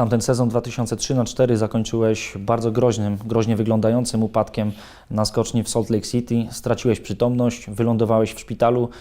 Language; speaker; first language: Polish; native; Polish